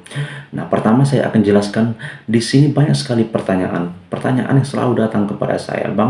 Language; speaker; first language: Indonesian; native; Indonesian